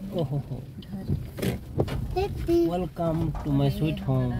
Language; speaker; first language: Hindi; non-native, local second language; Assamese